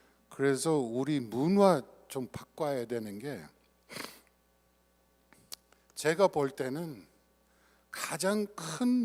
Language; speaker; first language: Korean; non-native, fluent; English